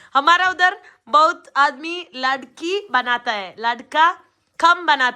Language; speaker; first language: Hindi; non-native, learner; Malayalam